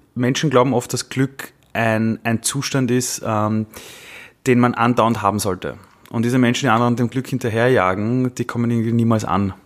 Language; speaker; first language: German; early bilingual, other home language; Persian